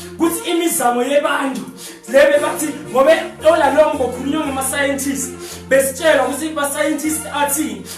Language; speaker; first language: Zulu; non-native, local second language; Swati